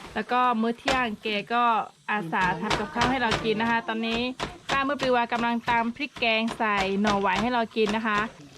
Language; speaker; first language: Thai; non-native, local second language; S'gaw Karen